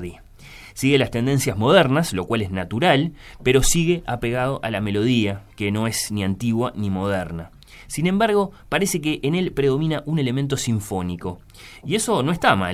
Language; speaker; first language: Spanish; native; Spanish